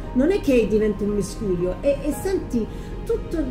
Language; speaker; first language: Italian; non-native, fluent; English